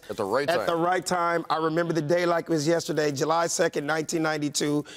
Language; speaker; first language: English; native; English